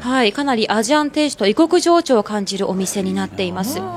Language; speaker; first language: Japanese; native; Japanese